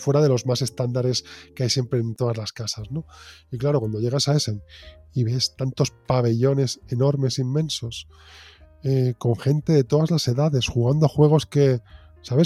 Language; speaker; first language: Spanish; native; Spanish